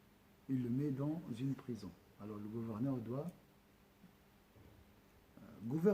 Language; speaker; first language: French; non-native, local second language; Arabic